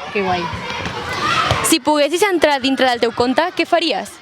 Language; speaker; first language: Catalan; native; Catalan